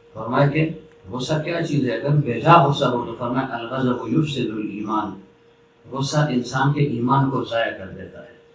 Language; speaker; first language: Urdu; non-native, local second language; Pashto